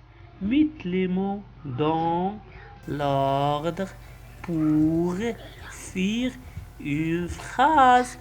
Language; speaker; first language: French; non-native, local second language; Arabic